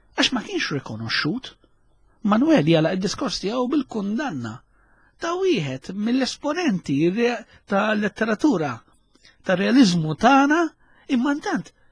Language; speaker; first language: Maltese; native; Maltese